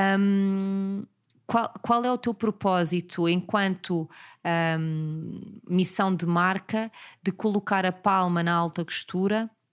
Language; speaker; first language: Portuguese; native; Portuguese